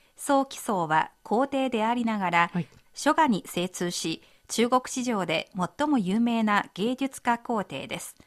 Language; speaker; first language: Japanese; non-native, fluent; Chinese